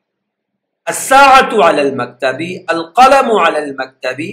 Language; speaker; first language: Arabic; non-native, fluent; Urdu